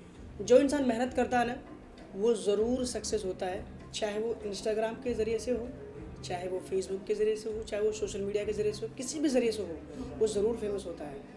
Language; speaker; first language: Hindi; native; Hindi